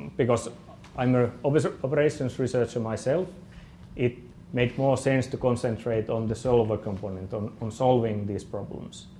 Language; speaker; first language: English; non-native, fluent; Finnish